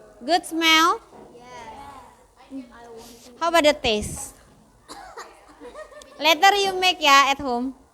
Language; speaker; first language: English; non-native, fluent; Indonesian